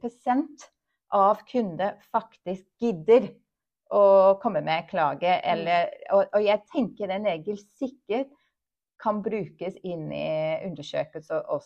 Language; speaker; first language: Norwegian; non-native, fluent; English